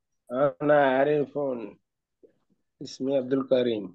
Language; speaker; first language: Arabic; non-native, learner; Bangla